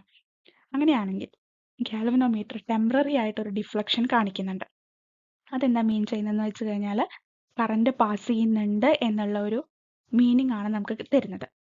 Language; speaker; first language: Malayalam; native; Malayalam